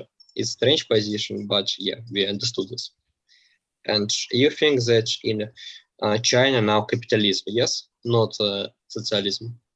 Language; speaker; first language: English; non-native, learner; Russian